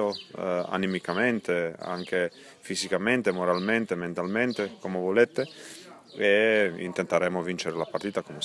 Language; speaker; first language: Italian; non-native, fluent; Croatian